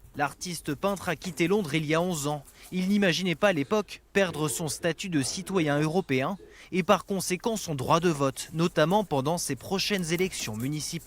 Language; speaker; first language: French; native; French